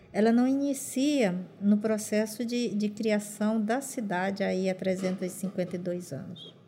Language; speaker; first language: Portuguese; non-native, local second language; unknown